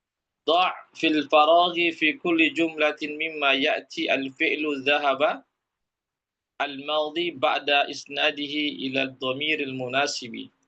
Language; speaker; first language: Arabic; non-native, fluent; Indonesian